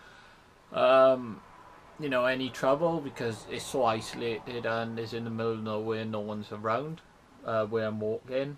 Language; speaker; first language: English; native; English